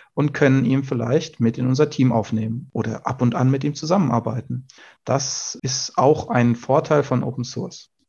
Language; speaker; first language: German; native; German